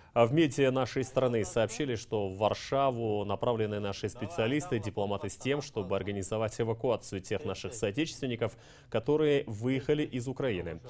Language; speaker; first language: Russian; non-native, local second language; Kyrgyz